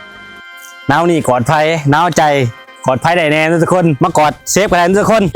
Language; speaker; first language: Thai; non-native, local second language; Northeastern Thai